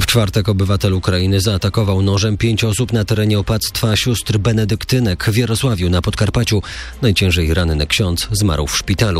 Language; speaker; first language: Polish; native; Polish